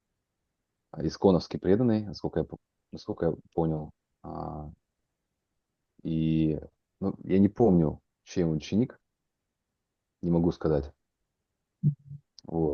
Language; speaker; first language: Russian; native; Russian